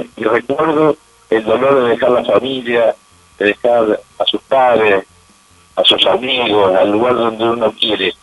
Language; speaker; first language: Spanish; native; Spanish